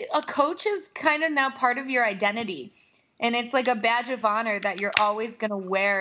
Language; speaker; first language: English; native; English